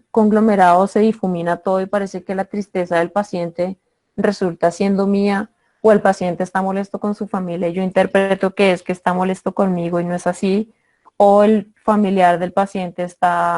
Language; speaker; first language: Spanish; native; Spanish